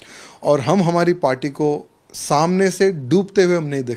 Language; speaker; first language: Hindi; native; Hindi